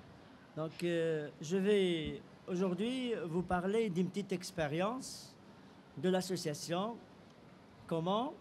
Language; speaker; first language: French; non-native, local second language; Arabic